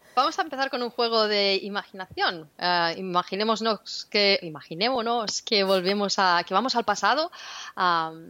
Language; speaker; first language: Spanish; native; Spanish